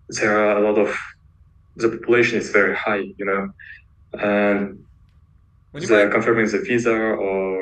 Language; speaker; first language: English; non-native, learner; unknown